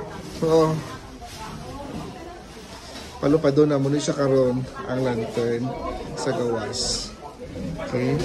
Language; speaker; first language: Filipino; non-native, local second language; Hiligaynon